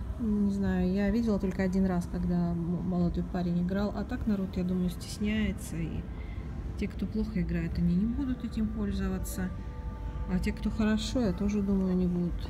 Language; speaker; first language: Russian; native; Russian